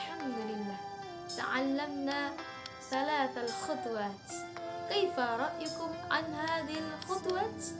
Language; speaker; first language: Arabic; non-native, learner; Indonesian